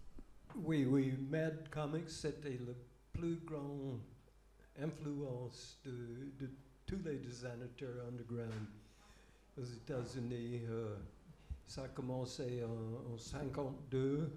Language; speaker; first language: French; non-native, fluent; English